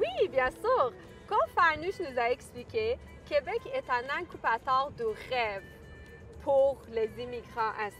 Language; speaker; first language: French; non-native, fluent; Persian